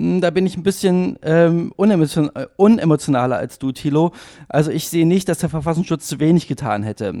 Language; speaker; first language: German; native; German